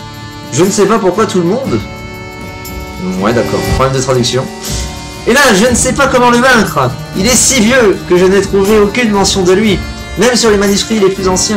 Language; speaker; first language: French; native; French